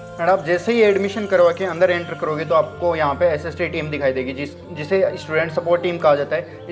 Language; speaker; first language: Hindi; native; Hindi